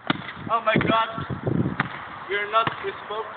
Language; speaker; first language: English; non-native, learner; Dutch